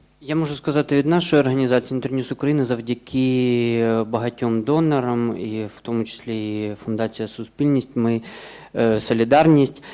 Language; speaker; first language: Ukrainian; native; Ukrainian